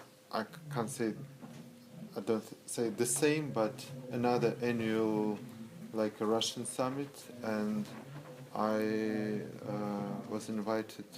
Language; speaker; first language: English; non-native, learner; Russian